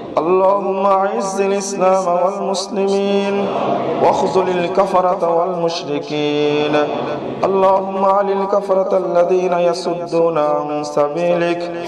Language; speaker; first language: Arabic; non-native, fluent; Bangla